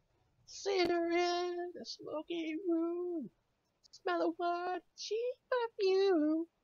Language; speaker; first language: English; native; English